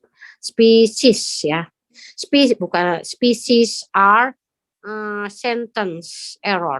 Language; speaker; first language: English; non-native, learner; Indonesian